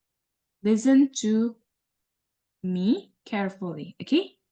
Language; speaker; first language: English; non-native, learner; Indonesian